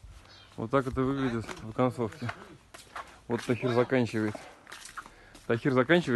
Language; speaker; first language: Russian; native; Russian